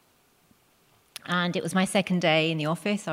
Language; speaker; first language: English; non-native, local second language; Punjabi